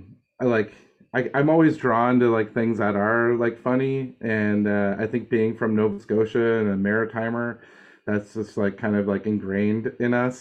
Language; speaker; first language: English; native; English